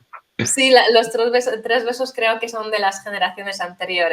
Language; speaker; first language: Spanish; non-native, fluent; Polish